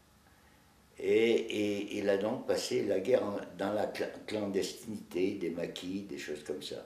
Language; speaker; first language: French; native; French